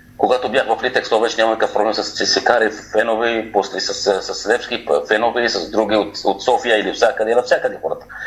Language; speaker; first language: Bulgarian; non-native, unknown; Arabic